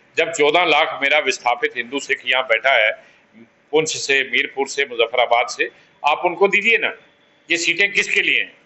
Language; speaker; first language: Hindi; non-native, local second language; Pahari-Potwari